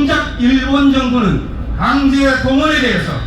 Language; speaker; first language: Korean; native; Korean